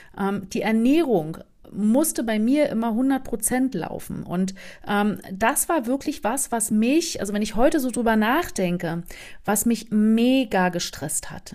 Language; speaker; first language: German; native; German